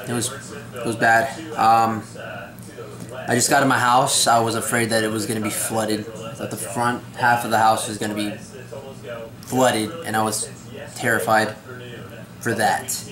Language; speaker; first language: English; early bilingual, other home language; Spanish